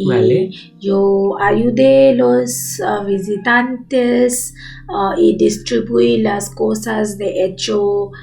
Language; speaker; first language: Spanish; non-native, learner; Bangla